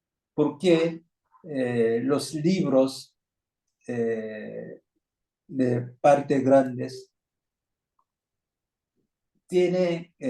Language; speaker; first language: Spanish; non-native, fluent; Korean